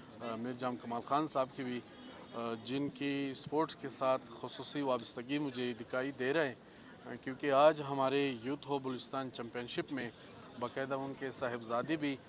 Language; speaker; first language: Urdu; non-native, local second language; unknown